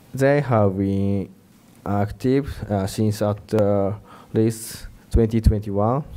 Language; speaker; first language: English; non-native, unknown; Japanese